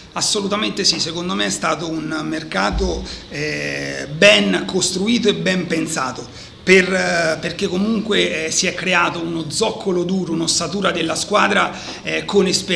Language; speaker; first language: Italian; native; Italian